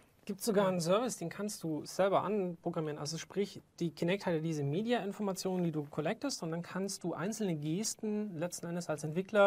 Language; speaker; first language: German; native; German